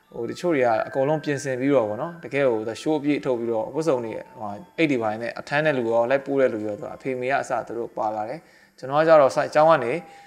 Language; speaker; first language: Burmese; non-native, local second language; Shan